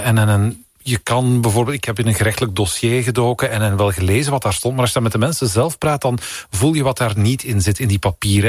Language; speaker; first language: Dutch; native; Dutch